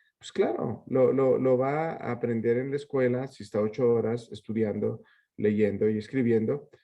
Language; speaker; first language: Spanish; early bilingual, heritage; Spanish